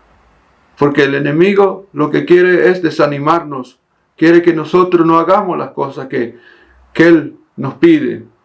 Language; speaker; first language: Spanish; native; Spanish